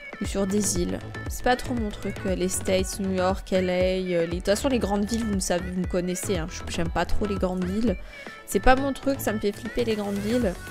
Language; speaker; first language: French; native; French